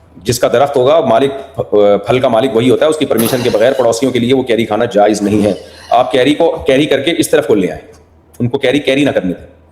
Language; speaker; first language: Urdu; native; Urdu